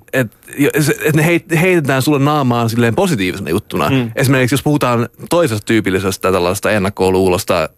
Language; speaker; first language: Finnish; early bilingual, heritage; Finnish